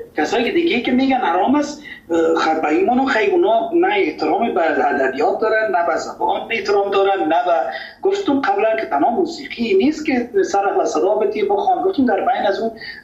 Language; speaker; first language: Persian; native; Persian